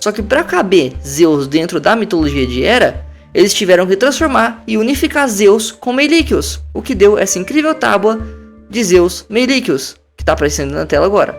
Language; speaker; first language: Portuguese; native; Portuguese